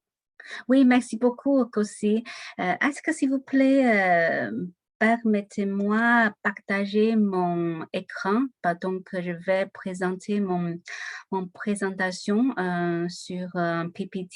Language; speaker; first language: French; non-native, learner; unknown